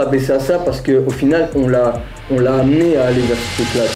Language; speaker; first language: French; early bilingual, other home language; Arabic